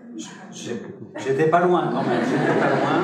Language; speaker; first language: French; native; French